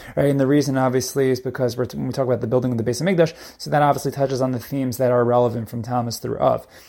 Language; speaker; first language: English; native; English